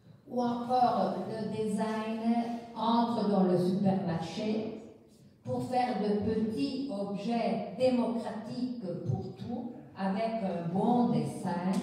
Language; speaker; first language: French; non-native, fluent; Italian